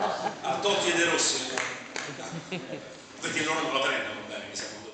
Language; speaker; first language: Italian; native; Italian